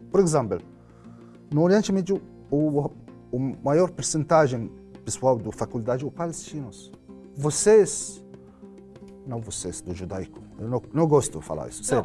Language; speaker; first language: Portuguese; non-native, learner; Arabic